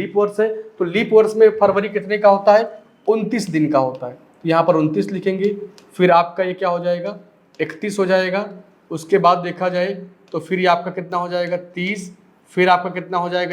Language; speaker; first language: Hindi; native; Hindi